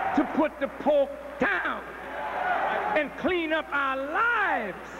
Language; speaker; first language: English; native; English